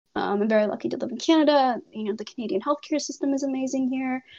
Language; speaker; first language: English; native; English